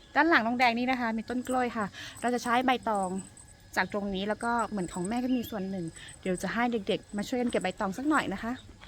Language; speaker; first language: Thai; non-native, local second language; S'gaw Karen